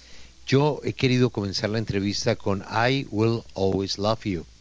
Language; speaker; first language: Spanish; native; Spanish